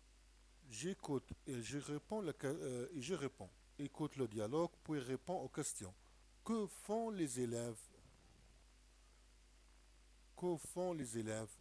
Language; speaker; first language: French; non-native, local second language; Arabic